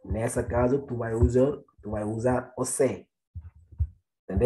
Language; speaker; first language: Portuguese; non-native, fluent; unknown